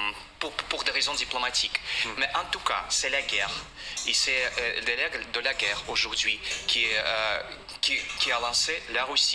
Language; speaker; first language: French; non-native, fluent; Russian